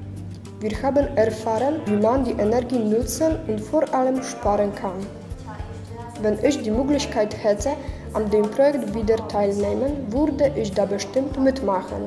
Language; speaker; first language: German; non-native, learner; Polish